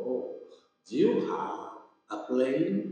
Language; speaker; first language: English; non-native, fluent; Vietnamese